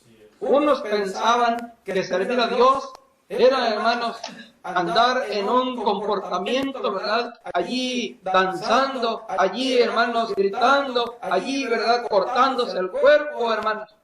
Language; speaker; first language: Spanish; native; Spanish